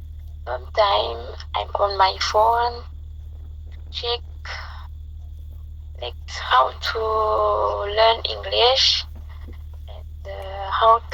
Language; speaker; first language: English; non-native, learner; French